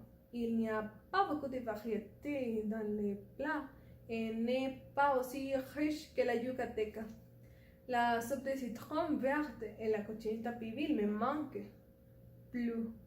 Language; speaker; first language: French; non-native, learner; Spanish